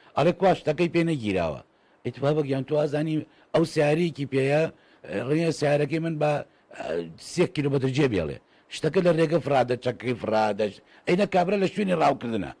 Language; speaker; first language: Central Kurdish; native; Central Kurdish